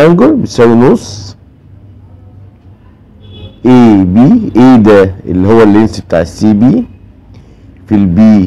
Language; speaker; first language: Arabic; native; Arabic